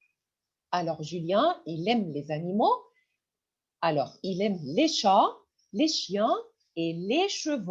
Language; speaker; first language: French; non-native, fluent; Arabic